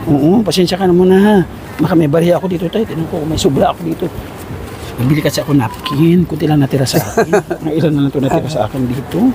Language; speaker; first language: Filipino; non-native, local second language; Waray